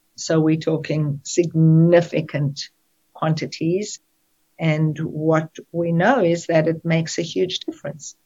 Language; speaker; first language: English; native; English